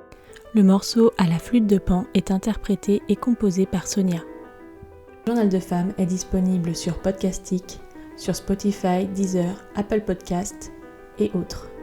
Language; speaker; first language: French; native; French